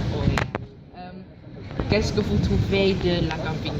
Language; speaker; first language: French; non-native, learner; Dutch